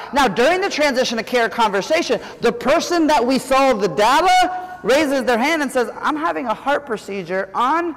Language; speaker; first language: English; native; English